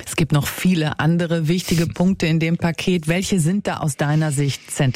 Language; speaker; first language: German; native; German